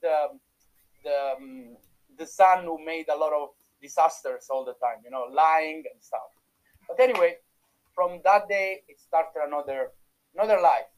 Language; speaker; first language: English; non-native, fluent; Italian